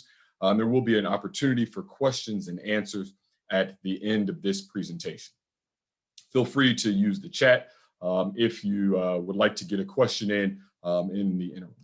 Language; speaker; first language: English; native; English